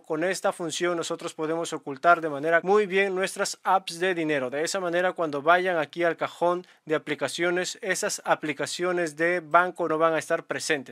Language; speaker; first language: Spanish; native; Spanish